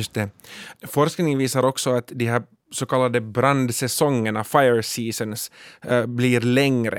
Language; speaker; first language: Swedish; native; Swedish